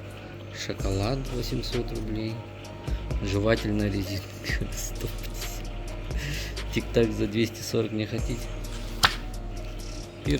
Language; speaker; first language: Russian; native; Russian